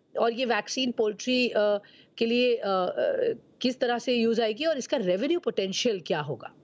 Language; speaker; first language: Hindi; native; Hindi